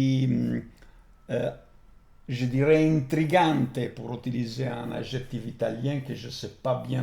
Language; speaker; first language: French; non-native, fluent; Italian